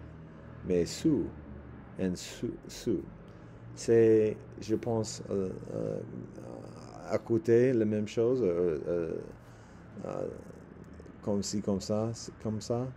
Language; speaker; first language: French; non-native, learner; English